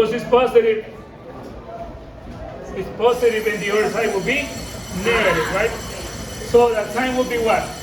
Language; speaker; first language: English; non-native, fluent; Spanish